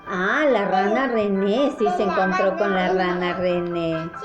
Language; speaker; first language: Spanish; native; Spanish